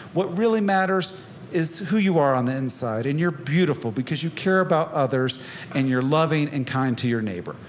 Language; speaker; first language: English; native; English